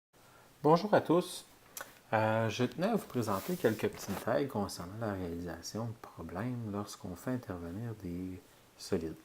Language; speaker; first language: French; native; French